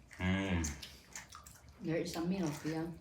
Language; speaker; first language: English; non-native, learner; Filipino